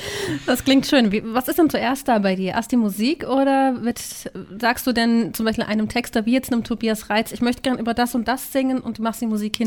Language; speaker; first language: German; native; German